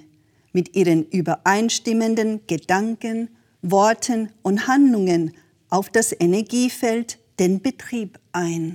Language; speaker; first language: German; native; German